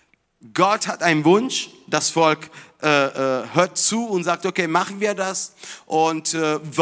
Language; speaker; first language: German; non-native, fluent; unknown